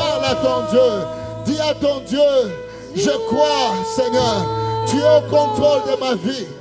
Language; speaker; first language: French; non-native, local second language; Lingala